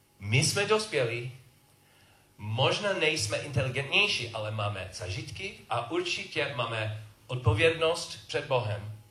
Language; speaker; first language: Czech; non-native, learner; English